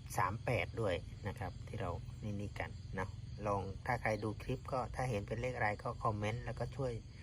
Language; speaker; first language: Thai; non-native, local second language; Northern Khmer